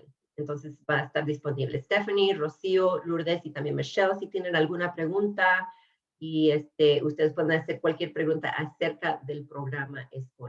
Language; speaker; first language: Spanish; early bilingual, other home language; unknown